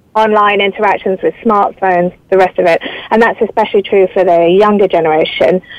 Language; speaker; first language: English; native; English